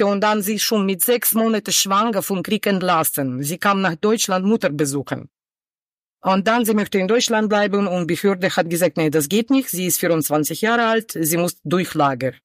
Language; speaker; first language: German; non-native, learner; Ukrainian